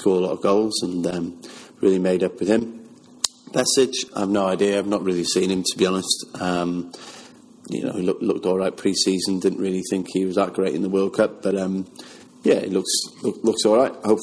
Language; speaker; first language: English; native; English